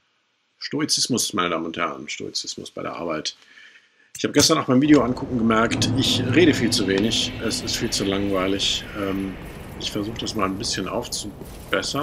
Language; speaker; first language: German; native; German